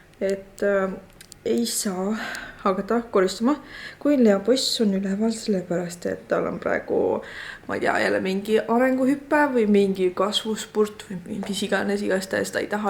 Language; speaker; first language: Estonian; native; Estonian